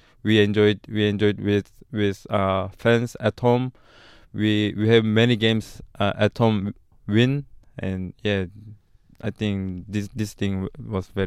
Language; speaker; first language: English; non-native, learner; Korean